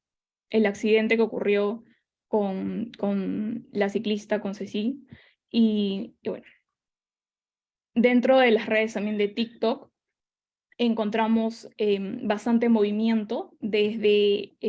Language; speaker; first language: Spanish; native; Spanish